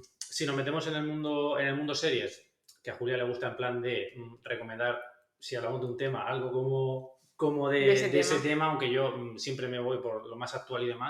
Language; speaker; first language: Spanish; native; Spanish